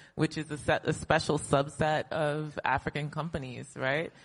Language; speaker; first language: English; native; English